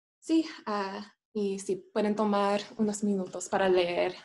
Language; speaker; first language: Spanish; non-native, fluent; English